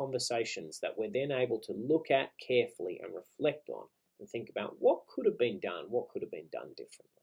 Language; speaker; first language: English; native; English